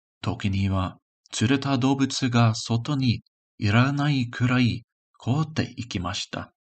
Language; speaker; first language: Japanese; non-native, learner; English